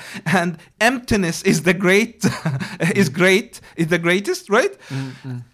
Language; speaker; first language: English; non-native, fluent; Arabic